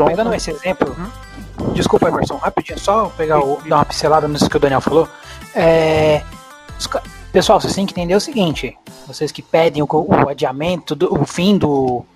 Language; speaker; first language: Portuguese; native; Portuguese